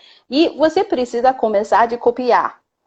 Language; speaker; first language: Portuguese; non-native, fluent; Chinese